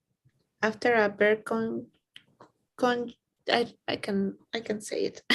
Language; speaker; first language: English; non-native, learner; Spanish